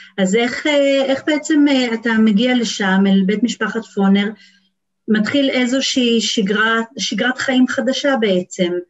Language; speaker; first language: Hebrew; native; Hebrew